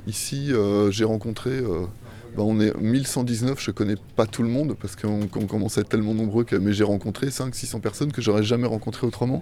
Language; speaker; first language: French; native; French